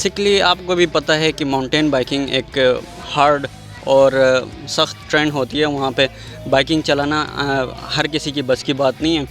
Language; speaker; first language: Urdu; non-native, local second language; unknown